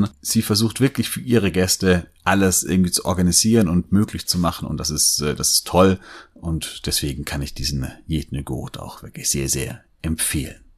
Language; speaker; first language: German; native; German